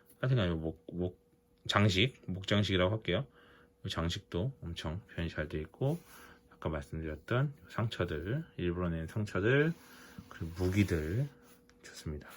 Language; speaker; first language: Korean; native; Korean